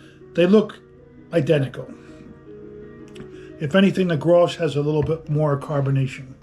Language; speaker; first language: English; native; English